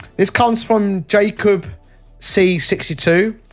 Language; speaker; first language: English; native; English